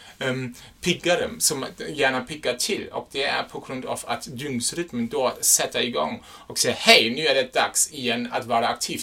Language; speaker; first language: Swedish; non-native, fluent; German